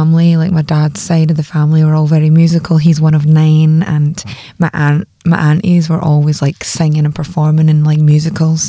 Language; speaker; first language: English; native; English